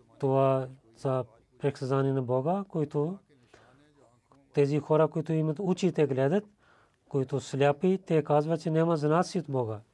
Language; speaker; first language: Bulgarian; non-native, learner; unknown